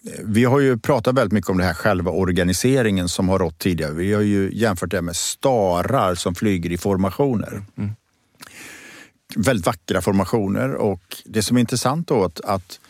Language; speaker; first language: Swedish; native; Swedish